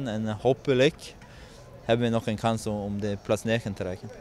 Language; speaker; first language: Dutch; non-native, fluent; Norwegian